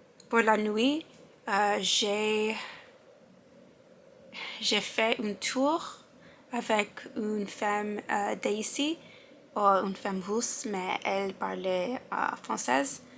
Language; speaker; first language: French; non-native, learner; English